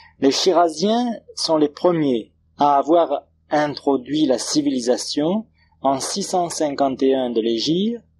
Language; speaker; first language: French; non-native, local second language; Comorian